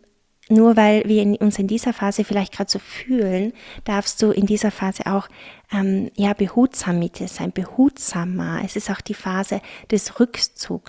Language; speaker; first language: German; native; German